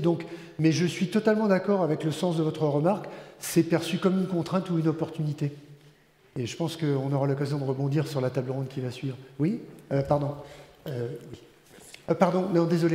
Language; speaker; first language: French; native; French